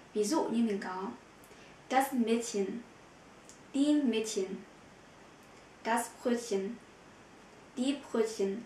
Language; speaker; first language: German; non-native, fluent; Vietnamese